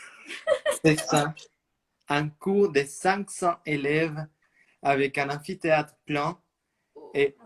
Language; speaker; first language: French; non-native, fluent; Spanish